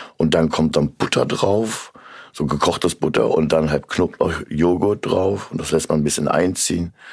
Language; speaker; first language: German; early bilingual, other home language; Turkish